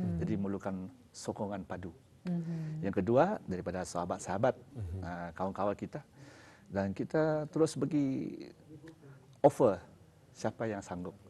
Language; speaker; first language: Malay; native; Malay